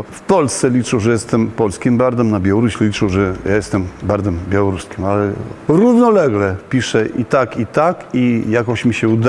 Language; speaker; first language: Polish; early bilingual, heritage; Polish